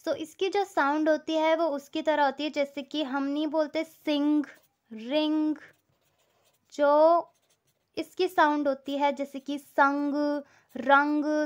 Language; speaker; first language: Hindi; native; Hindi